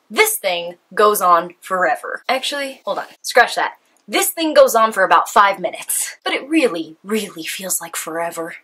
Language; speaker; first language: English; native; English